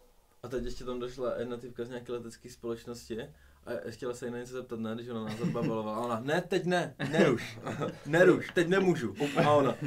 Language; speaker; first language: Czech; native; Czech